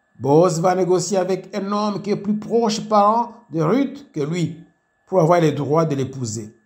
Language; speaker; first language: French; non-native, local second language; Kinyarwanda